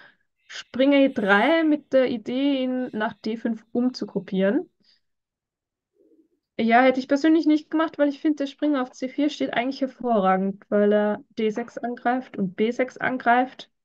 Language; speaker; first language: German; native; German